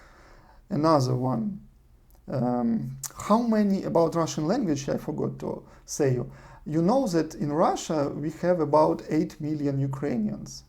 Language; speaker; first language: English; non-native, learner; Russian